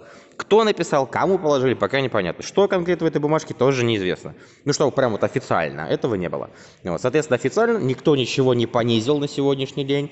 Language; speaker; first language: Russian; native; Russian